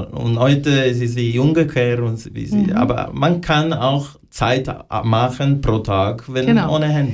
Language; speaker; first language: German; non-native, learner; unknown